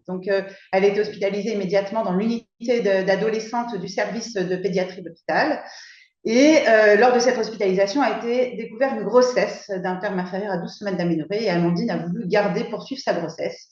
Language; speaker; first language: French; native; French